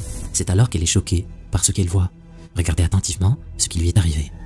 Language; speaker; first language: French; native; French